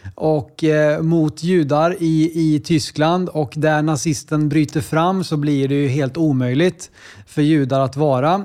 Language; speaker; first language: Swedish; native; Swedish